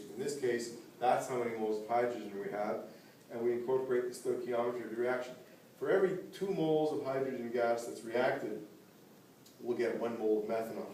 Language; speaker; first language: English; native; English